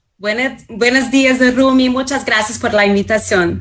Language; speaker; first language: Spanish; non-native, fluent; Portuguese